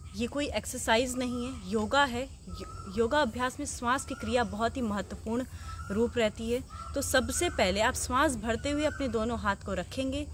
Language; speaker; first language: Hindi; native; Hindi